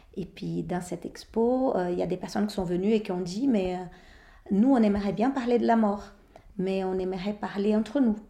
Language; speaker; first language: French; non-native, fluent; Portuguese